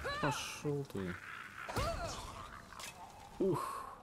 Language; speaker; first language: Russian; native; Russian